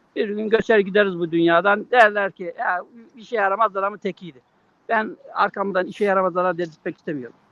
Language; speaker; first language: Turkish; native; Turkish